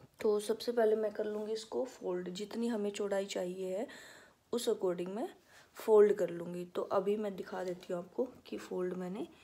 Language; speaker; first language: Hindi; native; Hindi